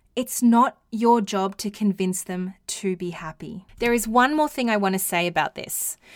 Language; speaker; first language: English; native; English